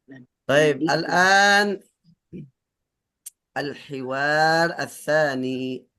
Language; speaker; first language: Arabic; non-native, fluent; Indonesian